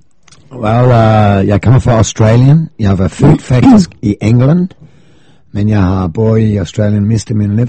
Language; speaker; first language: Danish; non-native, fluent; English